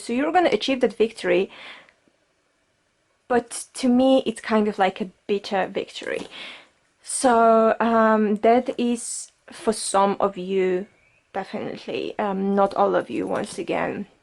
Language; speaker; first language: English; non-native, fluent; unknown